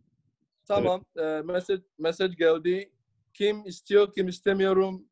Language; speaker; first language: Turkish; non-native, learner; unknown